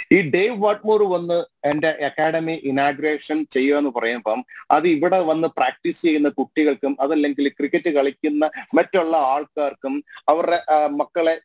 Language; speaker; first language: Malayalam; native; Malayalam